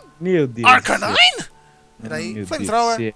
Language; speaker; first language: Portuguese; native; Portuguese